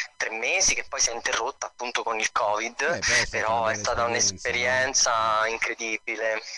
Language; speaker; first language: Italian; native; Italian